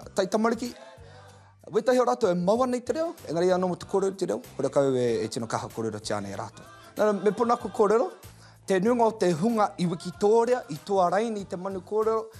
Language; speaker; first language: Māori; native; Māori